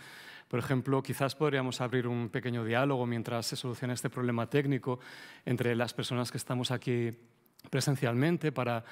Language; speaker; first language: Spanish; native; Spanish